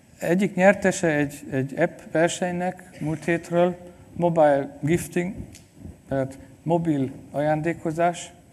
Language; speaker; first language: Hungarian; non-native, fluent; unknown